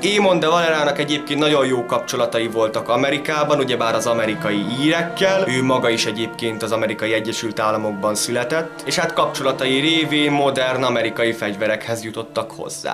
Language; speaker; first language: Hungarian; native; Hungarian